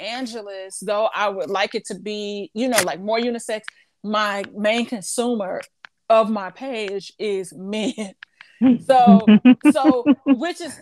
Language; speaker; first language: English; native; English